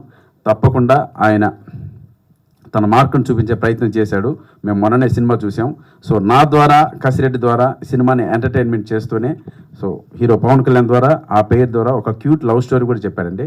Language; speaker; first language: Telugu; native; Telugu